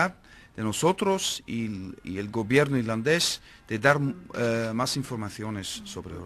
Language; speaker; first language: Spanish; non-native, learner; Dutch